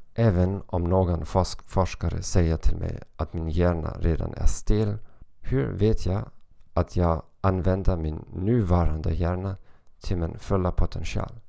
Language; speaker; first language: Swedish; non-native, learner; German